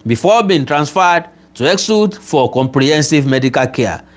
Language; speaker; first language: English; non-native, local second language; Yoruba